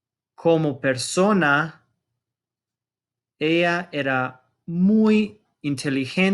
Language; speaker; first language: Spanish; non-native, fluent; English